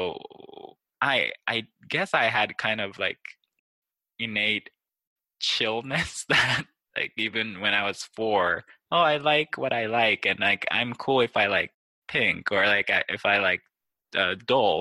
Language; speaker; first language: English; non-native, fluent; Japanese